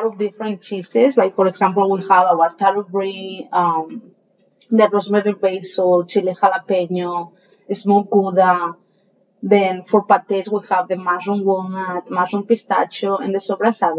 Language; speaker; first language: English; non-native, fluent; Spanish